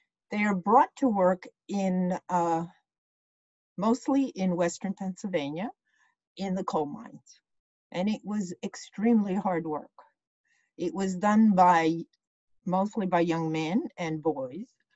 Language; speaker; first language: English; early bilingual, other home language; Ukrainian